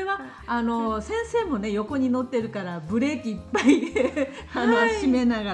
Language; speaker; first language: Japanese; native; Japanese